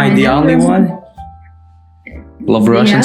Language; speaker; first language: English; non-native, learner; Indonesian